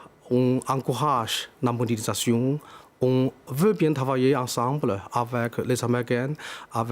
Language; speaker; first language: French; non-native, fluent; Chinese